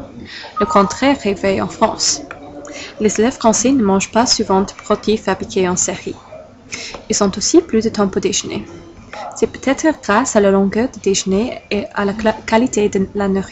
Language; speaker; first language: French; non-native, learner; English